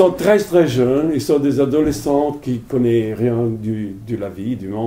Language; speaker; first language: French; non-native, fluent; Italian